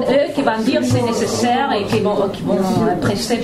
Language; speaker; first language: French; non-native, fluent; Italian